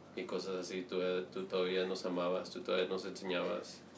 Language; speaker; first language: Spanish; early bilingual, heritage; Spanish